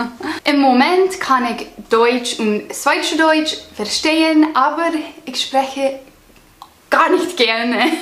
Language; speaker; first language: German; non-native, learner; English